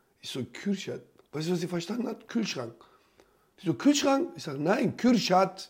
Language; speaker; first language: German; non-native, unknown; Turkish